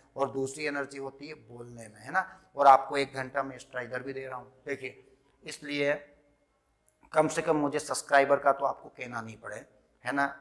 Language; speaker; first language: Hindi; non-native, local second language; Rajasthani